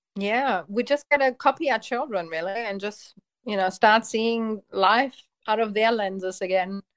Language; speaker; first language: English; early bilingual, heritage; Polish